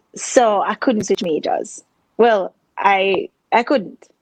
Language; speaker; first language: English; non-native, local second language; Jamaican Creole English